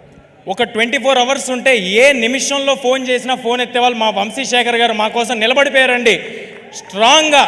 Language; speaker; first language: Telugu; native; Telugu